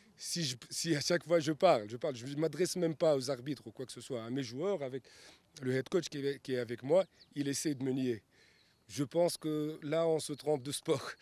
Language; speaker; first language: French; non-native, local second language; Arabic